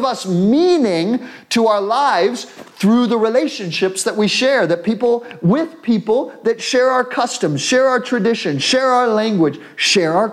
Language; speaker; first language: English; native; English